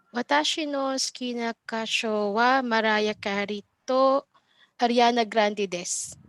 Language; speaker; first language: Japanese; non-native, learner; Filipino